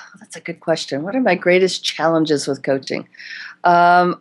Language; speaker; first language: English; native; English